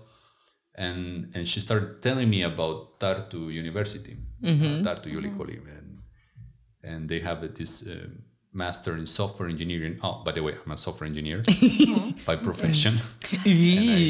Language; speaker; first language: English; non-native, fluent; Spanish